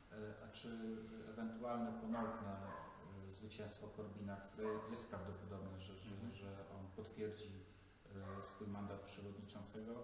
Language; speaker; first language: Polish; native; Polish